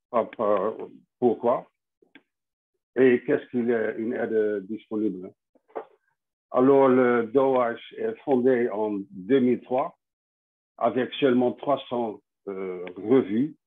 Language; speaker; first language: French; non-native, fluent; Dutch